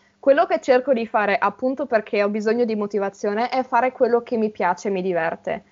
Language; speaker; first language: Italian; native; Italian